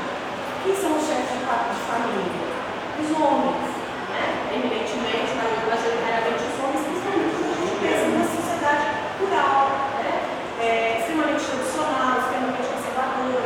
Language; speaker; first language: Portuguese; native; Portuguese